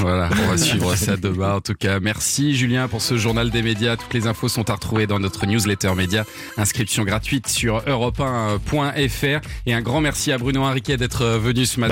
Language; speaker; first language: French; native; French